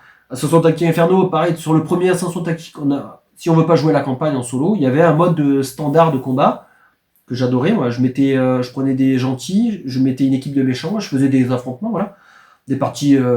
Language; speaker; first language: French; native; French